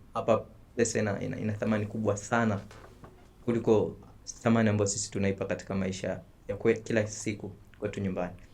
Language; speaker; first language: Swahili; native; Swahili